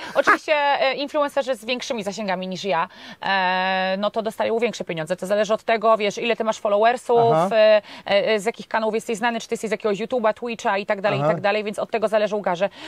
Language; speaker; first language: Polish; native; Polish